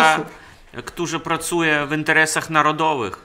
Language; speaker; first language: Polish; non-native, fluent; Russian